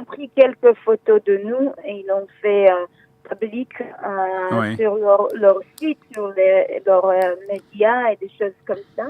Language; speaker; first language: French; non-native, fluent; Hebrew